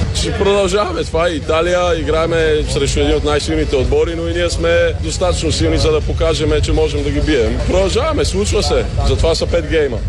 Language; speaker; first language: Bulgarian; native; Bulgarian